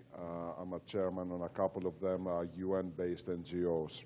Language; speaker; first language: English; non-native, fluent; Greek